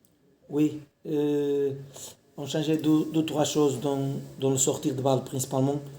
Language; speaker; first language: French; non-native, learner; Portuguese